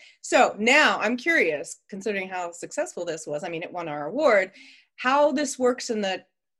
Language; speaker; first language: English; native; English